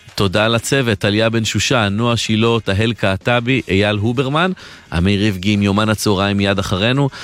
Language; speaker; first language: Hebrew; native; Hebrew